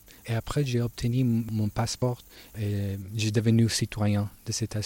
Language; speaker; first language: French; non-native, learner; Spanish